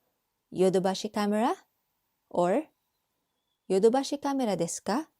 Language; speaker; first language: Japanese; non-native, learner; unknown